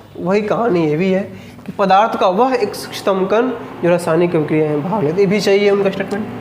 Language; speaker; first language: Hindi; native; Hindi